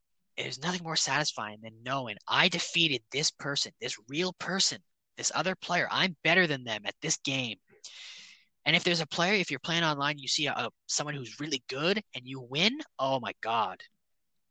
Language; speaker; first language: English; native; English